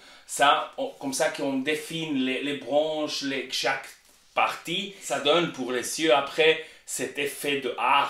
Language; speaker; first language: French; non-native, learner; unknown